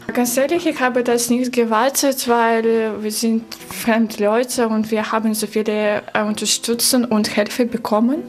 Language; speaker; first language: German; non-native, learner; Russian